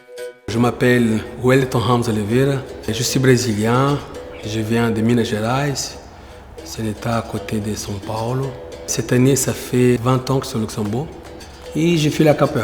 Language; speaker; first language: French; non-native, fluent; Portuguese